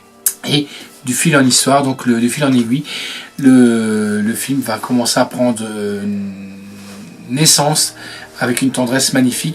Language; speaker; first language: French; native; French